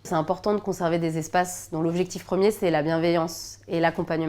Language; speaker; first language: French; native; French